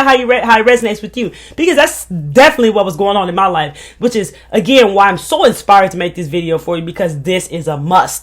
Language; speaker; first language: English; native; English